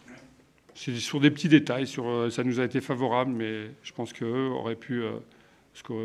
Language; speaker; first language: French; native; French